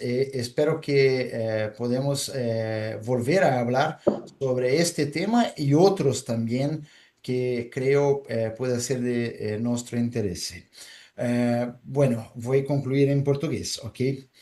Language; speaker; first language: Spanish; non-native, fluent; Portuguese